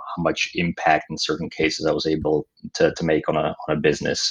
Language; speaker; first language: English; non-native, fluent; Slovak